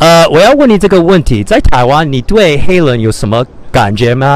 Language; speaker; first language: Chinese; early bilingual, other home language; English